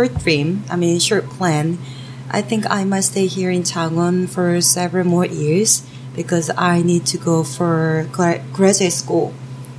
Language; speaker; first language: English; non-native, fluent; Korean